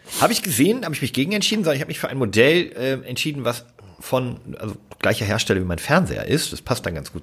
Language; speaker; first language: German; native; German